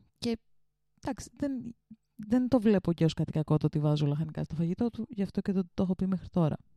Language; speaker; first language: Greek; early bilingual, heritage; Greek